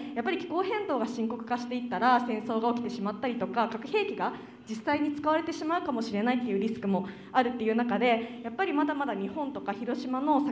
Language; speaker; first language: Japanese; native; Japanese